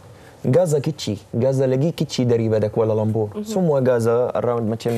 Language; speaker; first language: Indonesian; non-native, fluent; Arabic